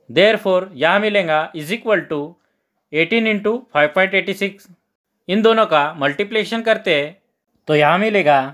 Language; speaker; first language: Hindi; non-native, local second language; Marathi